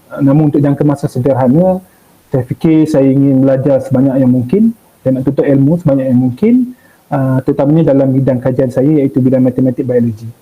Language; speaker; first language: Malay; native; Malay